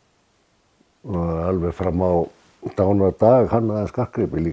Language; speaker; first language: Icelandic; native; Icelandic